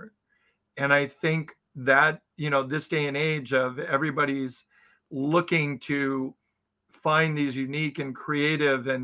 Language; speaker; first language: English; native; English